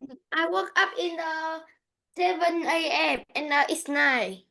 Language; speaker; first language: English; non-native, learner; Vietnamese